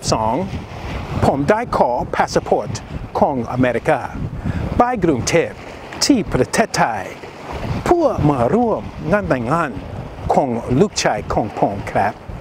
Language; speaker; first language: Thai; non-native, learner; English